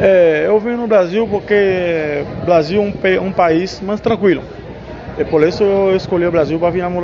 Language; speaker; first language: Portuguese; non-native, learner; Haitian Creole